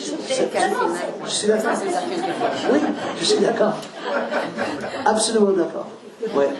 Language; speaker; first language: French; non-native, learner; Spanish